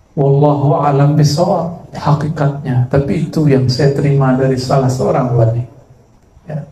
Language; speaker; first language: Malay; native; Malay